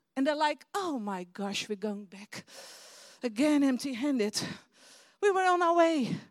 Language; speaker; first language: English; non-native, fluent; Dutch